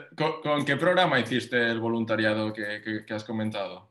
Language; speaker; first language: Spanish; non-native, local second language; Catalan